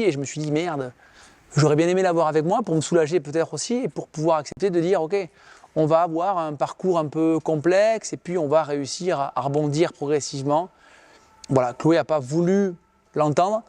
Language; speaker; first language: French; native; French